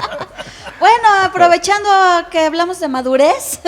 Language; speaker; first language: Spanish; native; Spanish